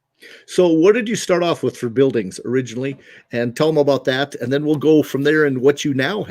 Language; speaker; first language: English; native; English